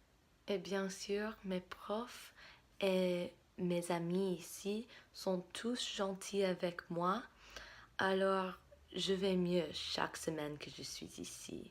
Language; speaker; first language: French; non-native, fluent; English